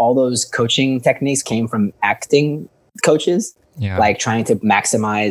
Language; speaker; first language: English; native; English